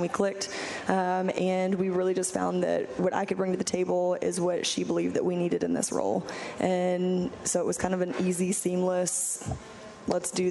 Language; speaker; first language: English; native; English